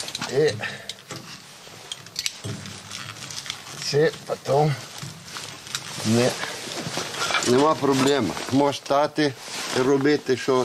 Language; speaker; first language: Ukrainian; non-native, learner; Italian